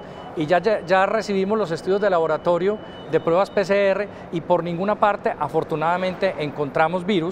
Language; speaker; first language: Spanish; native; Spanish